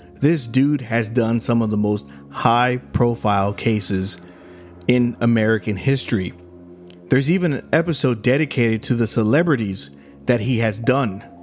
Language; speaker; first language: English; native; English